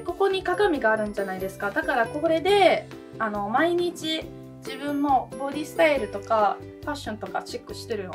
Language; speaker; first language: Japanese; non-native, fluent; Italian